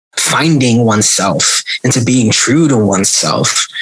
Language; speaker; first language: English; native; English